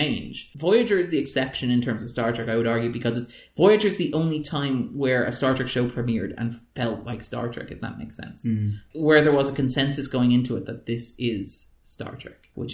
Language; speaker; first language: English; native; English